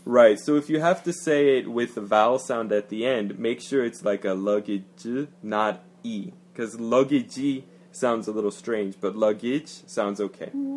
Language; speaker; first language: English; native; English